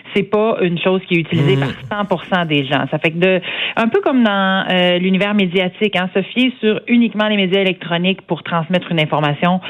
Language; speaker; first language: French; native; French